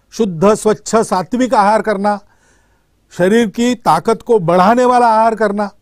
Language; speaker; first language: Hindi; non-native, local second language; Marathi